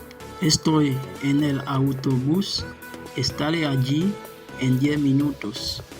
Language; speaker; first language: Spanish; non-native, learner; Haitian Creole